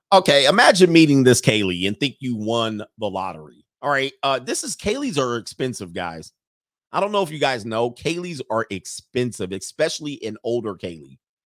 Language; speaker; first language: English; native; English